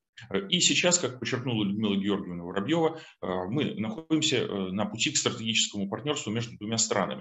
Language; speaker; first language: Russian; native; Russian